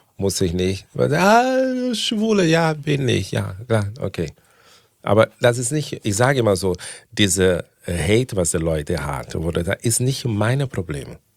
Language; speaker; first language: German; non-native, fluent; Portuguese